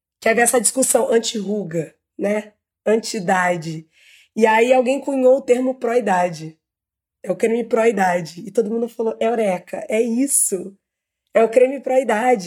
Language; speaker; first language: Portuguese; native; Portuguese